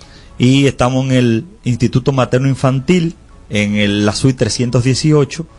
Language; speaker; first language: Spanish; native; Spanish